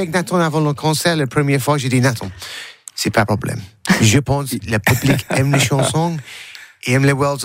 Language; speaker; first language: French; non-native, learner; English